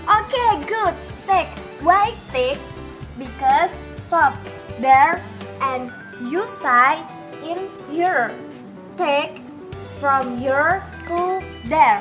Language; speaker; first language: English; non-native, learner; Indonesian